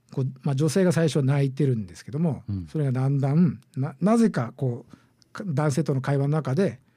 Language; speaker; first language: Japanese; native; Japanese